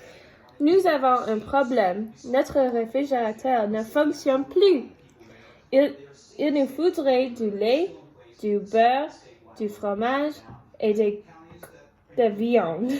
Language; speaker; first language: French; non-native, learner; English